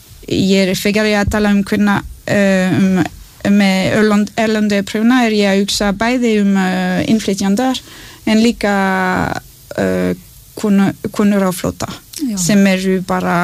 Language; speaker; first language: Icelandic; non-native, learner; French